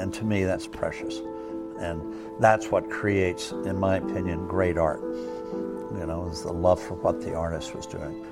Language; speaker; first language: English; native; English